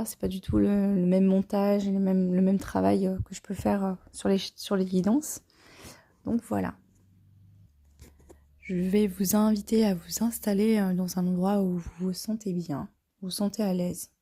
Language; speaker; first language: French; native; French